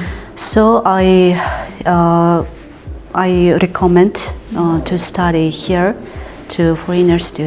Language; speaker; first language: English; non-native, fluent; Uzbek